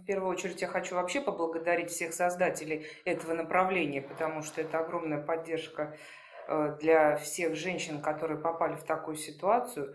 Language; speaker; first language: Russian; native; Russian